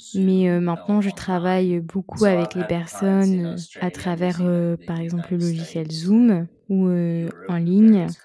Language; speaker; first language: French; non-native, fluent; Swedish